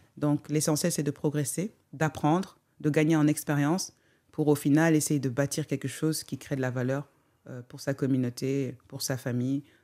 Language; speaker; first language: French; non-native, local second language; Wolof